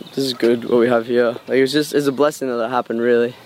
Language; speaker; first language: English; native; English